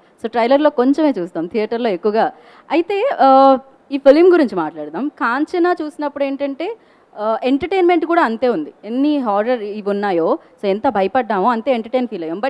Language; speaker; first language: Telugu; native; Telugu